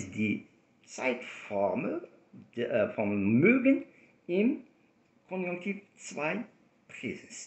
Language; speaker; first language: German; non-native, fluent; Arabic